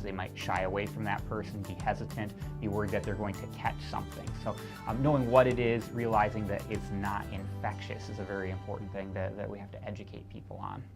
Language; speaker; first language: English; native; English